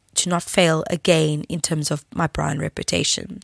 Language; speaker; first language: English; native; English